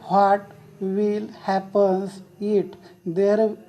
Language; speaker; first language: English; non-native, local second language; Marathi